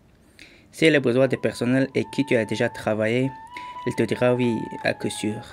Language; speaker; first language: French; non-native, learner; Persian